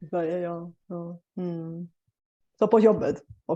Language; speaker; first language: Swedish; non-native, fluent; Bulgarian